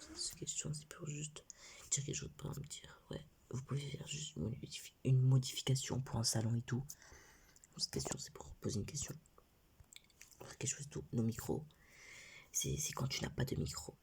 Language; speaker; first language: French; native; French